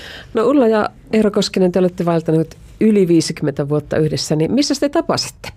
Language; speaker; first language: Finnish; native; Finnish